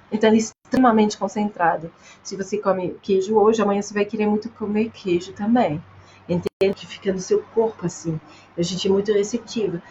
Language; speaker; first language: Portuguese; non-native, fluent; French